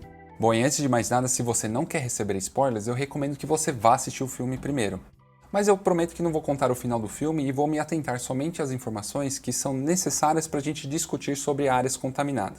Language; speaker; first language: Portuguese; native; Portuguese